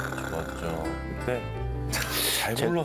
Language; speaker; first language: Korean; native; Korean